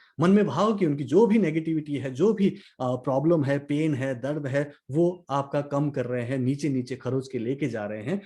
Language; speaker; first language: Hindi; non-native, local second language; Nepali